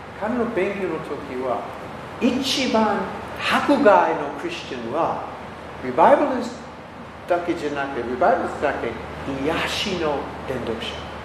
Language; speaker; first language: Japanese; non-native, learner; English